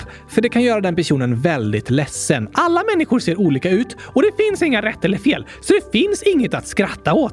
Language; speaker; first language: Swedish; native; Swedish